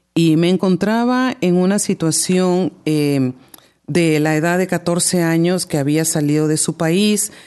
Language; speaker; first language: Spanish; native; Spanish